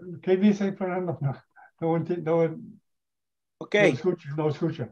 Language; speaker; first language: Spanish; non-native, learner; English